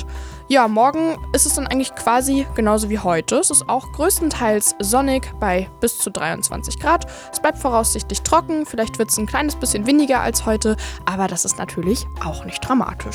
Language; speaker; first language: German; native; German